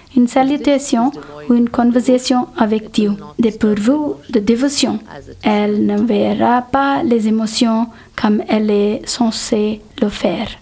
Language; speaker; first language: French; non-native, fluent; Telugu